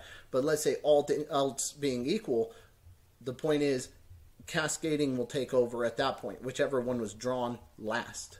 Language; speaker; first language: English; native; English